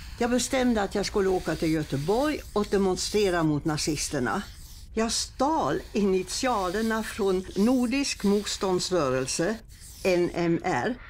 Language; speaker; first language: Swedish; non-native, fluent; German